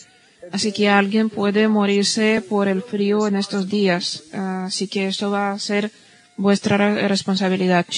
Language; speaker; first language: Spanish; non-native, fluent; Bosnian